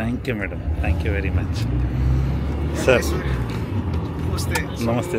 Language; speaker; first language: Kannada; native; Kannada